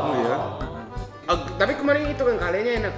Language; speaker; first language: Indonesian; non-native, fluent; Japanese